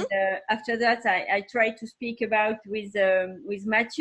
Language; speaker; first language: English; non-native, learner; French